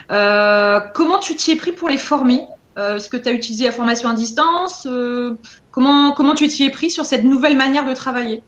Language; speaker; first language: French; native; French